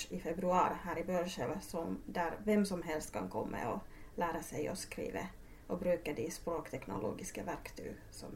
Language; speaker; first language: Norwegian; non-native, fluent; Finnish